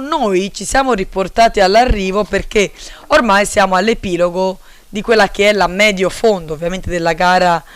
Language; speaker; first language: Italian; native; Italian